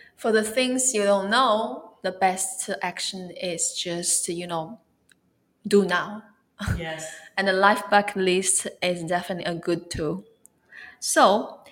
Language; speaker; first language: English; non-native, fluent; Chinese